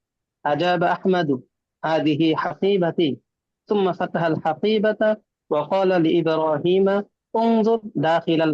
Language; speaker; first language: Arabic; non-native, learner; Bangla